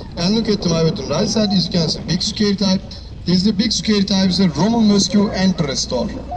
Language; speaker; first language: English; non-native, learner; Turkish